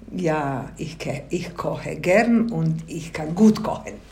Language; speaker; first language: German; non-native, fluent; Bosnian